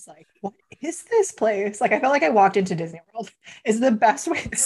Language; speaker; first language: English; native; English